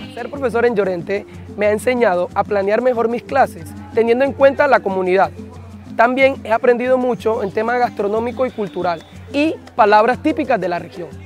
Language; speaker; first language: Spanish; native; Spanish